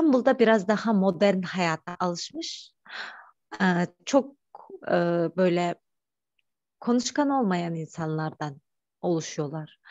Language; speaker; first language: Turkish; non-native, fluent; Kyrgyz